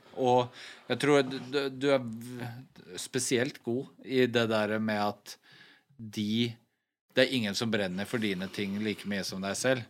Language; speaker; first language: Norwegian; native; Norwegian